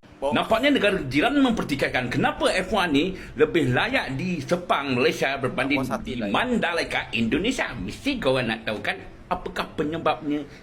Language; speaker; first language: Malay; native; Malay